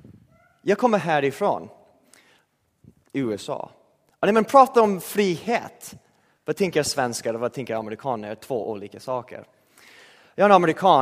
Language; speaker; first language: Swedish; non-native, fluent; English